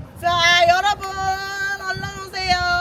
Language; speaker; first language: Korean; native; Korean